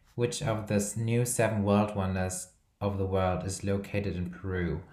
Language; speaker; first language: English; non-native, fluent; Portuguese